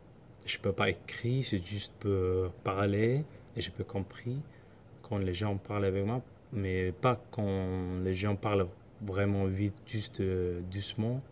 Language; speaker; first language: French; non-native, learner; Somali